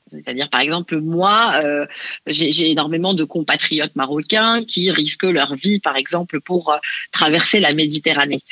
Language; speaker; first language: French; non-native, local second language; Arabic